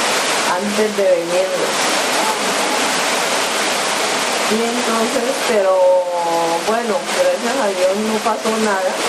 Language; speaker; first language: Spanish; early bilingual, other home language; Japanese